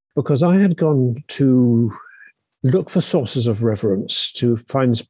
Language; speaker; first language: English; native; English